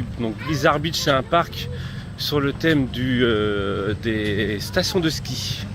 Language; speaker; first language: French; native; French